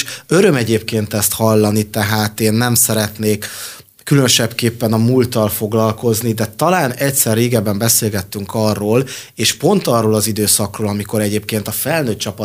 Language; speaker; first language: Hungarian; native; Hungarian